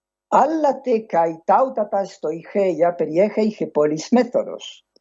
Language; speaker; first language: Greek; non-native, fluent; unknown